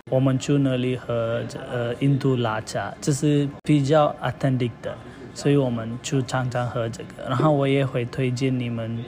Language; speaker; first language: Chinese; non-native, learner; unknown